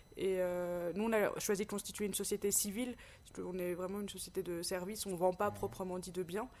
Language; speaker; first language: French; native; French